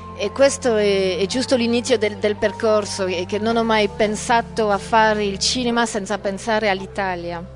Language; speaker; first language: Italian; non-native, fluent; French